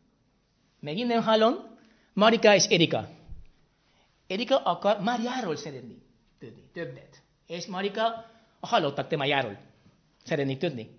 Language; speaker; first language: Hungarian; non-native, fluent; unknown